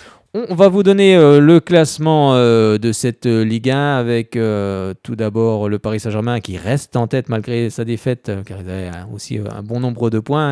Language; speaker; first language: French; native; French